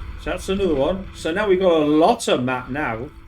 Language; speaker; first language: English; native; English